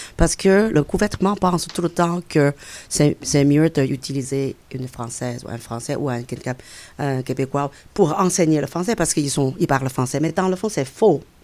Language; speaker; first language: French; non-native, fluent; Chinese